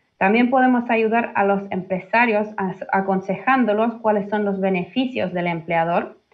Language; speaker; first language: Spanish; early bilingual, heritage; Finnish